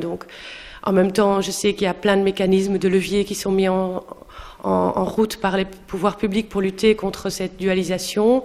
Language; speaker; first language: French; native; French